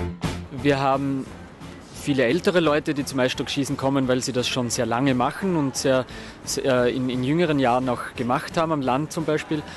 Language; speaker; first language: German; native; German